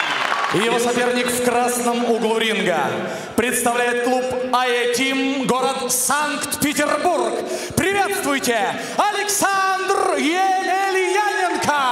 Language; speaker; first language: Russian; native; Russian